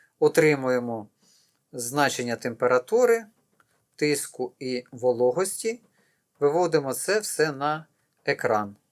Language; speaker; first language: Ukrainian; non-native, local second language; Russian